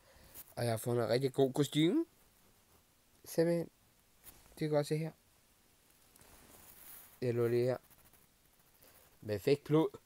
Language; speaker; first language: Danish; non-native, learner; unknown